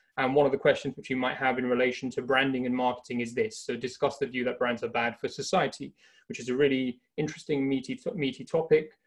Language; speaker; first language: English; native; English